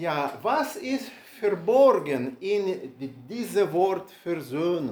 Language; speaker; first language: German; non-native, learner; Russian